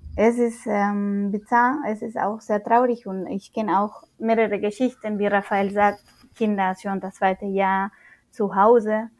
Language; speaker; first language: German; non-native, fluent; Spanish